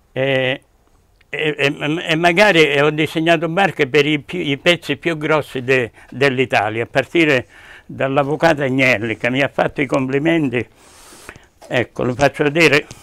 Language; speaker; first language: Italian; native; Italian